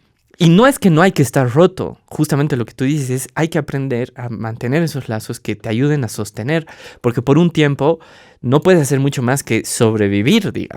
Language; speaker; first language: Spanish; native; Spanish